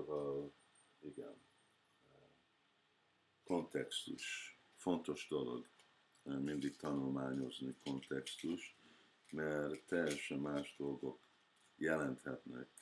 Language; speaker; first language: Hungarian; early bilingual, heritage; Hungarian